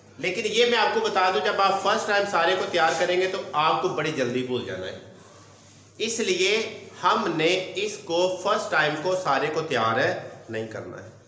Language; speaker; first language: Urdu; non-native, local second language; Punjabi